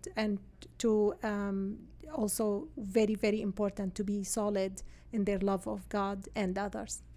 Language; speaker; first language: English; non-native, fluent; Arabic